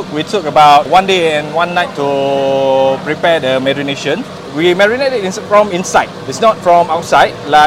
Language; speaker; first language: English; non-native, local second language; Malay